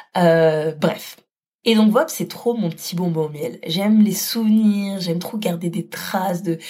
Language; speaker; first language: French; native; French